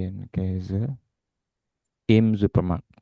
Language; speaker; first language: German; non-native, learner; Indonesian